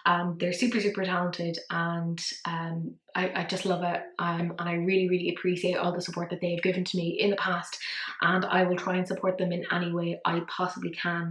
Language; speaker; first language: English; native; English